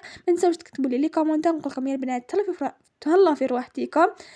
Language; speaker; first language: Arabic; native; Arabic